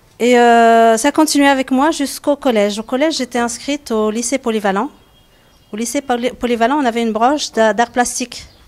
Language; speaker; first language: French; non-native, local second language; Arabic